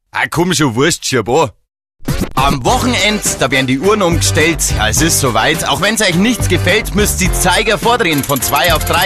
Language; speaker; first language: German; native; German